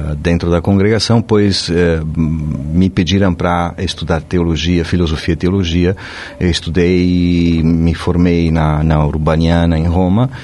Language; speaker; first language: Portuguese; non-native, fluent; Italian